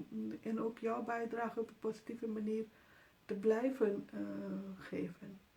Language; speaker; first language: Dutch; non-native, fluent; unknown